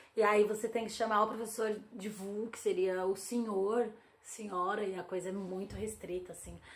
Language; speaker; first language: Portuguese; native; Portuguese